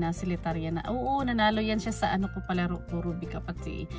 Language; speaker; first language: Filipino; non-native, local second language; Cebuano